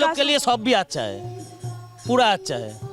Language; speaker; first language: Hindi; non-native, local second language; Bangla